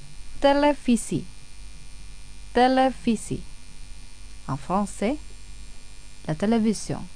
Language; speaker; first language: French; non-native, fluent; Indonesian